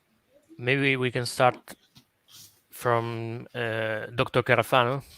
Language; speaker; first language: English; non-native, fluent; Italian